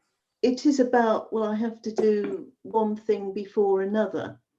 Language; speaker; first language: English; native; English